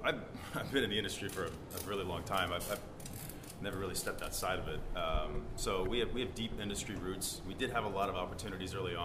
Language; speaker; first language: English; native; English